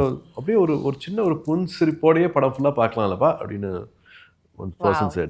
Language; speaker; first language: Tamil; native; Tamil